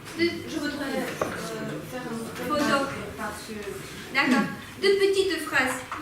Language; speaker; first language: French; non-native, fluent; Ukrainian